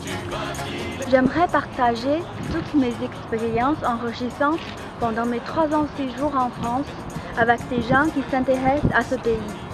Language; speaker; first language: French; non-native, fluent; Chinese